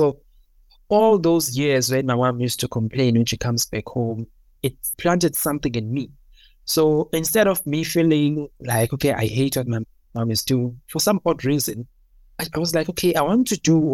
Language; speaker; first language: English; non-native, local second language; Zulu